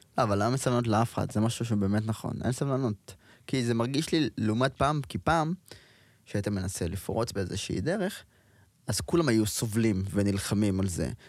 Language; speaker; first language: Hebrew; native; Hebrew